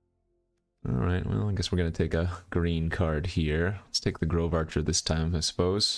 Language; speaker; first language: English; native; English